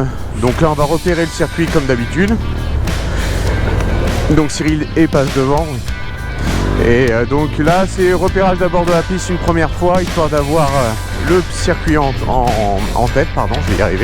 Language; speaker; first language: French; native; French